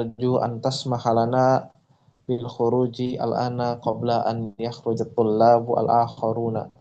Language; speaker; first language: Arabic; non-native, learner; Indonesian